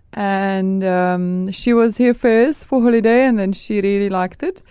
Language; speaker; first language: English; non-native, fluent; Czech